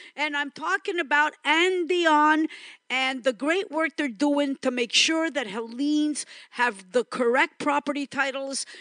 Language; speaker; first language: English; early bilingual, other home language; Greek